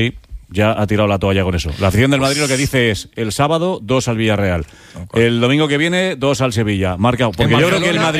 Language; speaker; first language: Spanish; native; Spanish